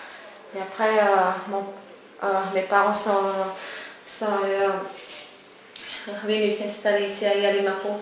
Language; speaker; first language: French; early bilingual, other home language; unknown